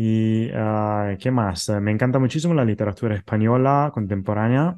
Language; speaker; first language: Spanish; non-native, fluent; Italian